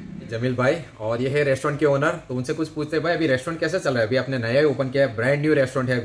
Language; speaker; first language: Hindi; native; Hindi